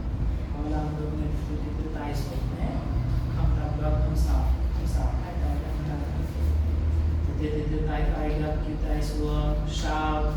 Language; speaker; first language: Vietnamese; non-native, learner; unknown